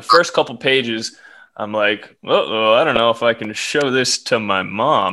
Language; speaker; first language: English; native; English